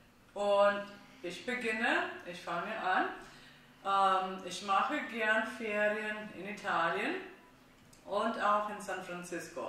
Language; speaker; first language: German; non-native, fluent; Italian